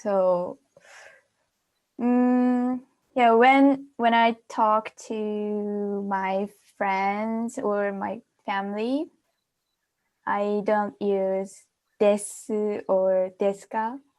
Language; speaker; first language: English; non-native, fluent; Japanese